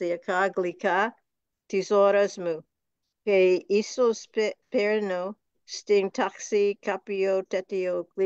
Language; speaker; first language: Greek; non-native, learner; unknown